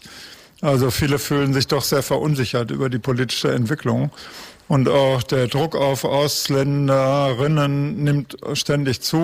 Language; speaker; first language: German; native; German